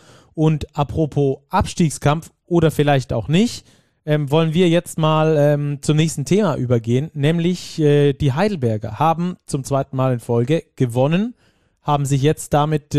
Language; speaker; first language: German; native; German